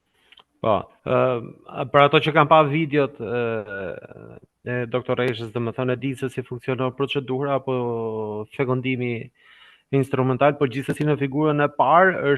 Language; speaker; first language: Albanian; native; Albanian